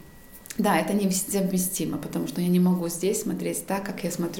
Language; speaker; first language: Russian; non-native, local second language; Latvian